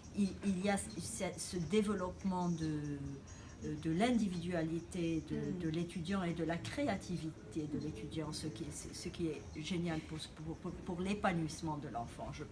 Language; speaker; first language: French; non-native, local second language; Arabic